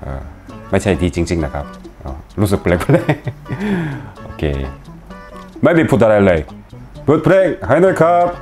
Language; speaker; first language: Thai; non-native, learner; Korean